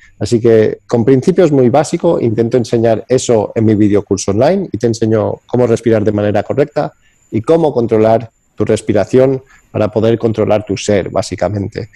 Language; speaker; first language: Spanish; early bilingual, other home language; English